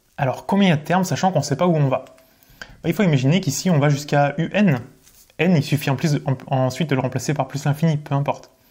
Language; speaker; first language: French; native; French